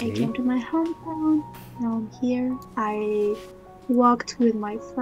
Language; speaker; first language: English; non-native, learner; Russian